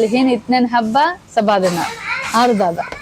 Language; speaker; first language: Arabic; non-native, learner; Telugu